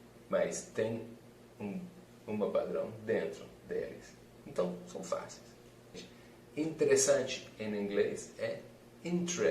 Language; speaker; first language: Portuguese; non-native, fluent; English